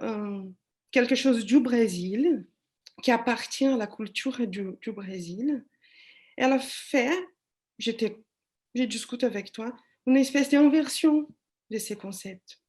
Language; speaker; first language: French; non-native, fluent; Portuguese